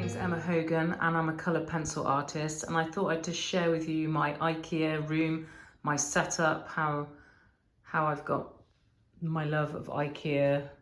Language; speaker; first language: English; native; English